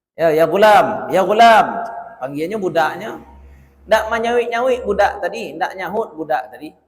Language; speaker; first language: Malay; non-native, local second language; Minangkabau